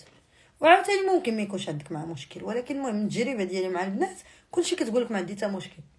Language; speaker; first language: Arabic; native; Arabic